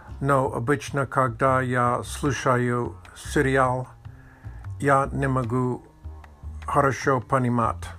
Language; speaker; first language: Russian; non-native, learner; Czech